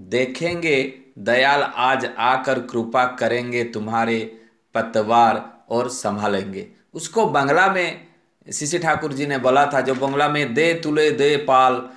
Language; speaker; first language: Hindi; non-native, local second language; Odia